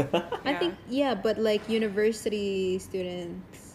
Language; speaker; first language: English; non-native, fluent; Indonesian